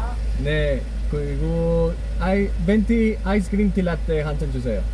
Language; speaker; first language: Korean; non-native, learner; Spanish